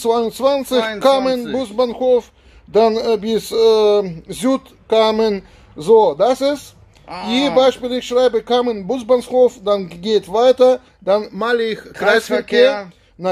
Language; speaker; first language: German; non-native, learner; Russian